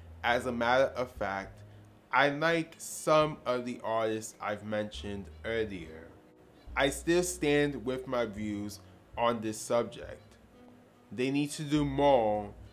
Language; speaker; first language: English; early bilingual, other home language; Spanish